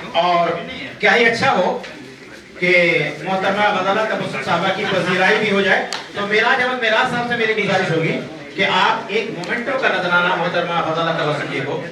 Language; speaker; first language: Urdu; native; Urdu